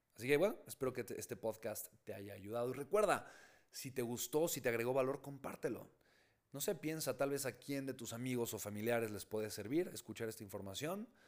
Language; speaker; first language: Spanish; native; Spanish